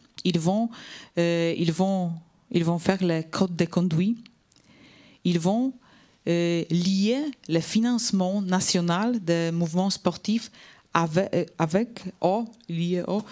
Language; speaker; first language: French; non-native, fluent; Polish